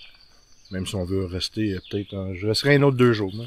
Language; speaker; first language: French; native; French